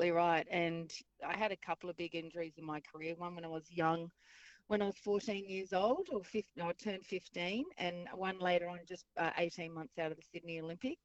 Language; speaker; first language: English; native; English